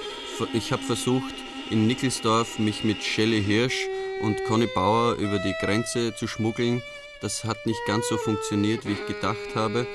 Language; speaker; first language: German; native; German